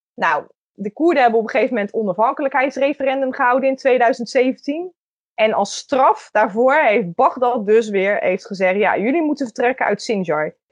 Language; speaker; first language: Dutch; native; Dutch